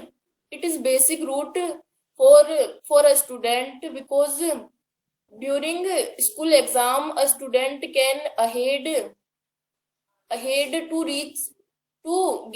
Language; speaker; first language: English; non-native, learner; Hindi